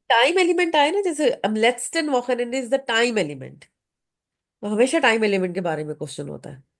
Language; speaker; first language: Urdu; native; Urdu